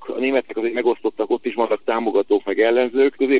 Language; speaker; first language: Hungarian; native; Hungarian